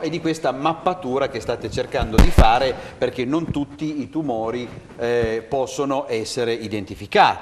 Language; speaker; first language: Italian; native; Italian